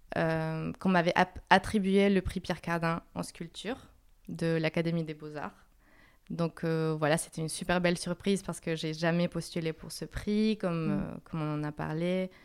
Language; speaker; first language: French; non-native, fluent; Spanish